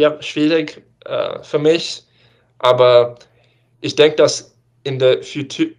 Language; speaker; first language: German; non-native, learner; English